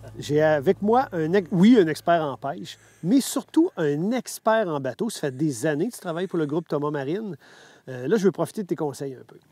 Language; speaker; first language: French; native; French